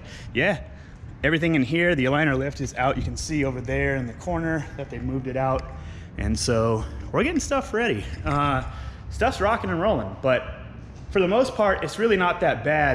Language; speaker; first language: English; native; English